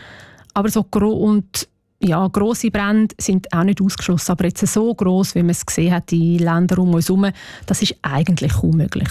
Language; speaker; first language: German; native; German